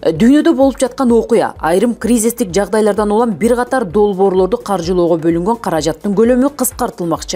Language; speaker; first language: Kyrgyz; native; Kyrgyz